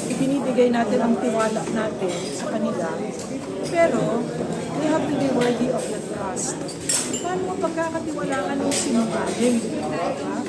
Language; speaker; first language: Filipino; native; Filipino